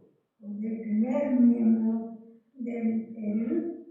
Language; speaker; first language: Spanish; non-native, fluent; English